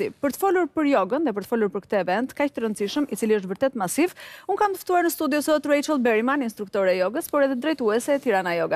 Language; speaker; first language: Albanian; native; Albanian